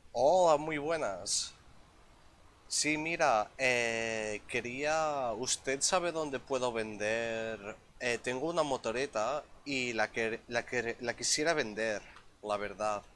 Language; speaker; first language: Spanish; non-native, local second language; Catalan